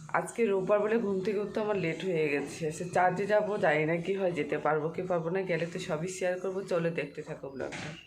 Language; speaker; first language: Bangla; non-native, local second language; Garo